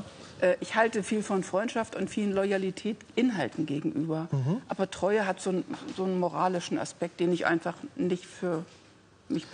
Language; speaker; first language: German; native; German